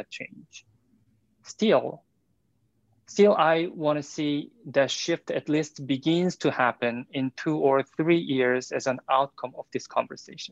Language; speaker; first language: English; non-native, fluent; Korean